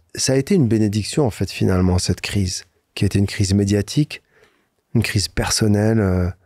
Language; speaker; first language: French; native; French